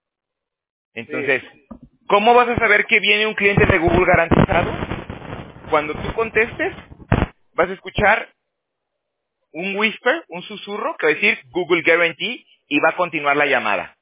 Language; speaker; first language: Spanish; native; Spanish